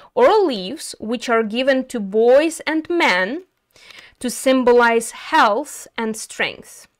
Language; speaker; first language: English; non-native, fluent; Ukrainian